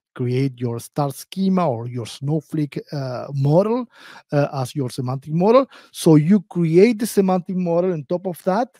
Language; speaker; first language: English; non-native, fluent; Spanish